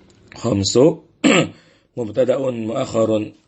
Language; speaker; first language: Arabic; non-native, fluent; Indonesian